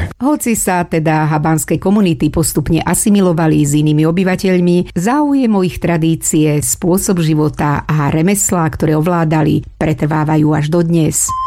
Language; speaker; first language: Slovak; native; Slovak